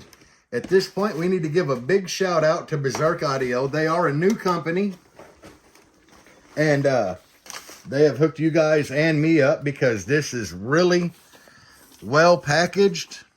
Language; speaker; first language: English; native; English